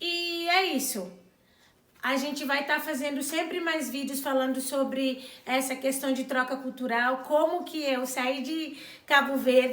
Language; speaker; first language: Portuguese; non-native, local second language; Kabuverdianu